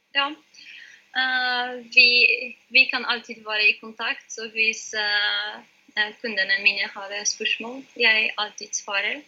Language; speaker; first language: Norwegian; non-native, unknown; Polish